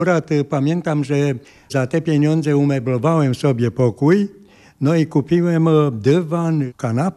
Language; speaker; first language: Polish; non-native, fluent; Romanian